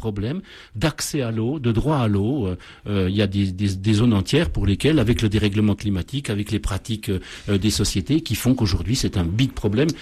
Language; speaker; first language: French; native; French